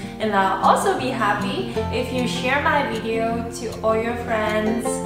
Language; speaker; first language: English; non-native, fluent; Chinese